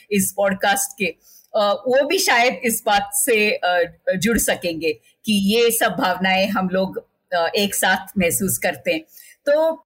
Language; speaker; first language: Hindi; non-native, local second language; Marathi